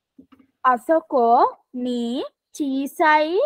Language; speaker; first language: Japanese; non-native, learner; Sinhala